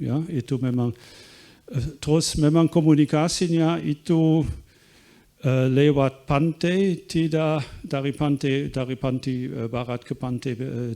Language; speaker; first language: Indonesian; non-native, fluent; German